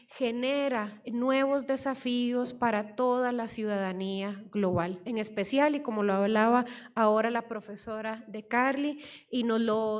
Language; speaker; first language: Spanish; native; Spanish